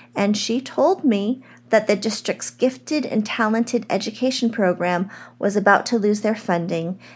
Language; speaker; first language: English; native; English